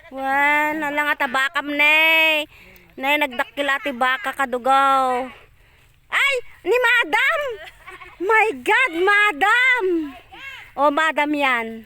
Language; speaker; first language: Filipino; non-native, local second language; Iloko